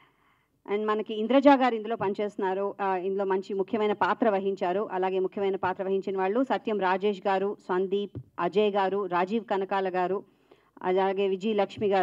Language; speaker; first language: Telugu; native; Telugu